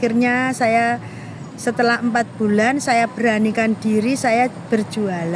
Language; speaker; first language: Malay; non-native, local second language; Javanese